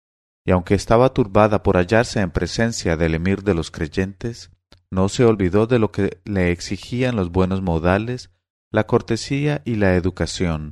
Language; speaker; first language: Spanish; native; Spanish